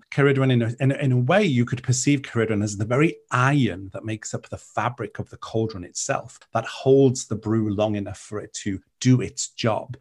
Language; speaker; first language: English; non-native, local second language; Welsh